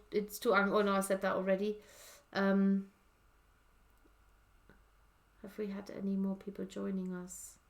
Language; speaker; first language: English; native; English